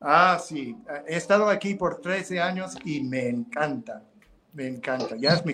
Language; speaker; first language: Spanish; non-native, fluent; English